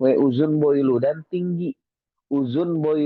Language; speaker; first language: Turkish; non-native, fluent; Indonesian